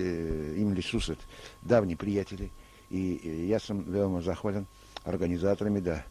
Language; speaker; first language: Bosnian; non-native, learner; Russian